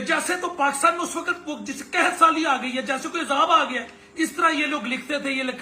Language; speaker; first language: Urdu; non-native, local second language; Punjabi